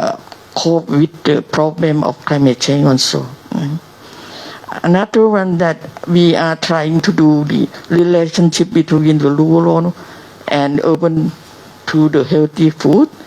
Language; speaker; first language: English; non-native, learner; Thai